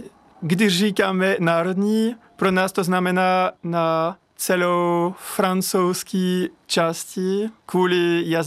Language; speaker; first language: Czech; non-native, learner; French